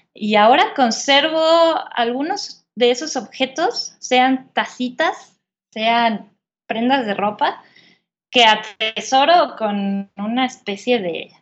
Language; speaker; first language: Spanish; native; Spanish